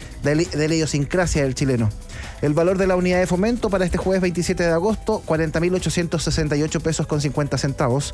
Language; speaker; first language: Spanish; native; Spanish